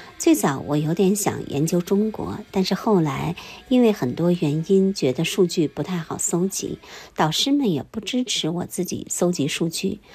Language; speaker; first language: Chinese; native; Chinese